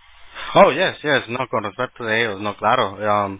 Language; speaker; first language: Spanish; early bilingual, heritage; Spanish